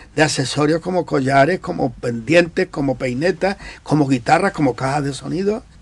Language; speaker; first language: Spanish; native; Spanish